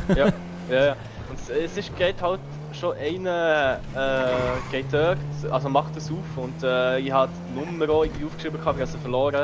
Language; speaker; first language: German; native; German